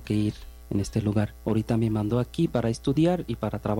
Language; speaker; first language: Spanish; non-native, learner; Bangla